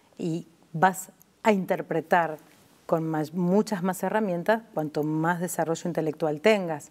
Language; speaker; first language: Spanish; native; Spanish